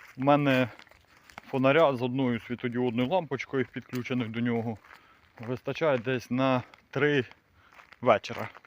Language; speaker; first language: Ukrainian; native; Ukrainian